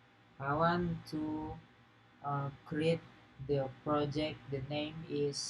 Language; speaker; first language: English; non-native, learner; Indonesian